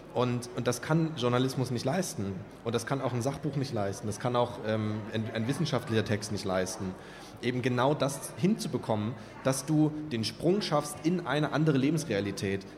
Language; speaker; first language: German; native; German